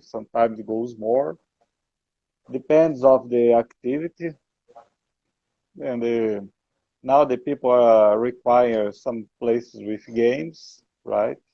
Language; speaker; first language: English; non-native, learner; Portuguese